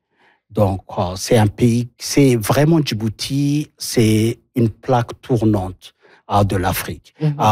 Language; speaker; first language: French; non-native, local second language; Somali